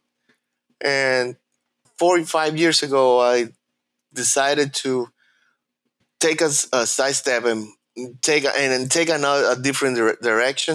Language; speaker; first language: English; non-native, fluent; Spanish